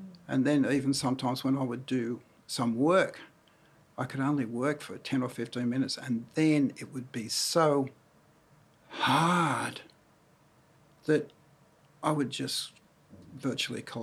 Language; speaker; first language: English; native; English